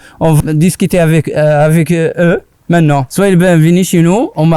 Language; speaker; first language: French; non-native, local second language; Arabic